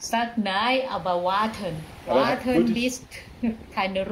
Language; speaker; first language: German; non-native, learner; Thai